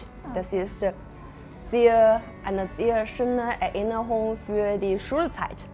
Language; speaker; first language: German; non-native, fluent; Chinese